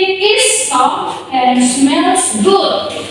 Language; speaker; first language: English; non-native, learner; Indonesian